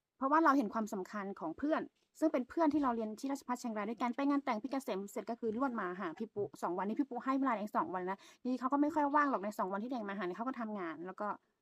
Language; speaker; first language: Thai; non-native, local second language; Karen languages